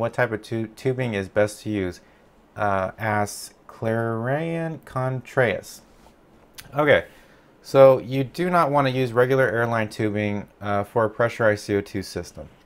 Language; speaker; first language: English; native; English